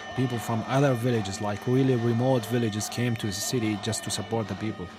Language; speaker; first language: English; non-native, fluent; Arabic